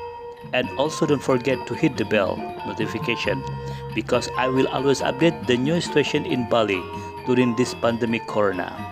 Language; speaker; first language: English; non-native, learner; Indonesian